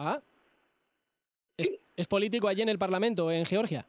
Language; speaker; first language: Spanish; native; Spanish